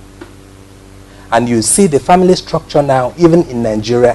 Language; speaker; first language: English; non-native, local second language; Ibibio